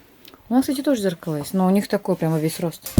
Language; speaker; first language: Russian; native; Russian